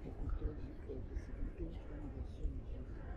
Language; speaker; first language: Portuguese; native; Portuguese